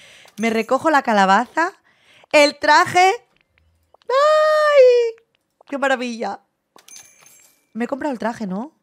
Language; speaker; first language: Spanish; native; Spanish